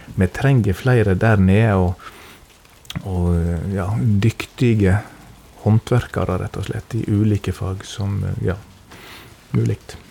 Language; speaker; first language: Norwegian; native; Norwegian